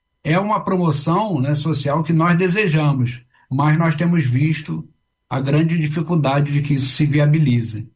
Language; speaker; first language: Portuguese; native; Portuguese